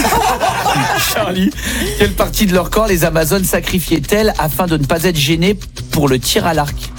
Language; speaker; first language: French; native; French